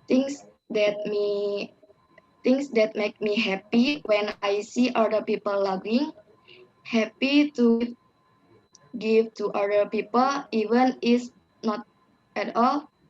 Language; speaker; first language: English; non-native, learner; Indonesian